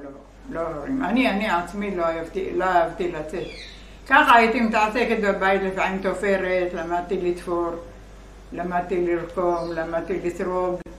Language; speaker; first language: Hebrew; non-native, fluent; Arabic